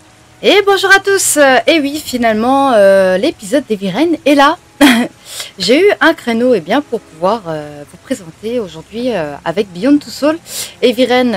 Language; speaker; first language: French; native; French